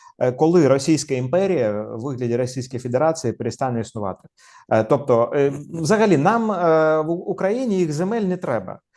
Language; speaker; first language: Ukrainian; non-native, local second language; Russian